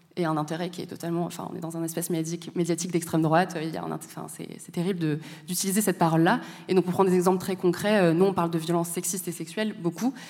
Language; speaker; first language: French; native; French